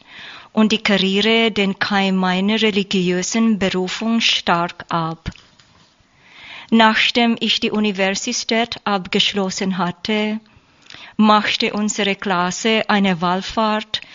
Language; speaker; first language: German; non-native, learner; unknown